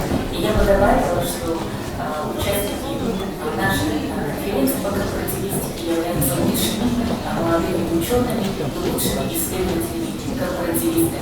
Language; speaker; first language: Russian; native; Russian